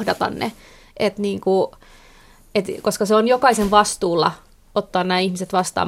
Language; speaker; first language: Finnish; native; Finnish